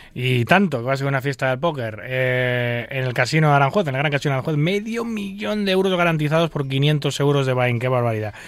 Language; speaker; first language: Spanish; native; Spanish